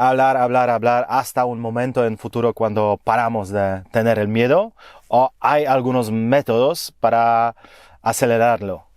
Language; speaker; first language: Spanish; non-native, fluent; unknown